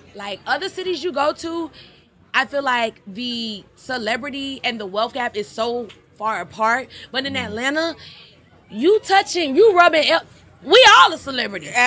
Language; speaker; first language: English; native; English